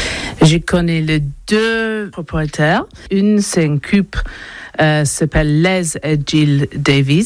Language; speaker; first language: French; non-native, learner; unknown